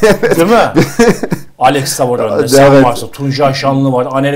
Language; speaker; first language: Turkish; native; Turkish